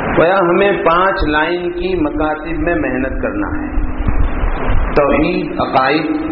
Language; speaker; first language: Urdu; non-native, local second language; Gujarati